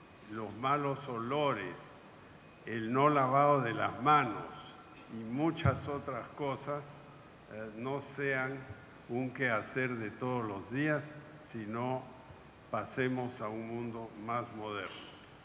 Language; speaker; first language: Spanish; native; Spanish